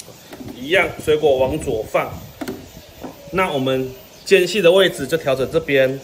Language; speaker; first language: Chinese; native; Chinese